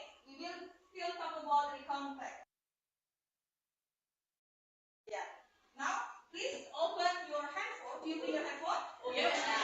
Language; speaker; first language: English; non-native, learner; Indonesian